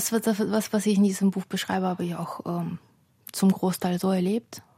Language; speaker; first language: German; non-native, fluent; Russian